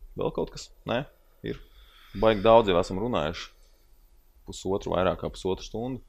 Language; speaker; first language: Latvian; native; Latvian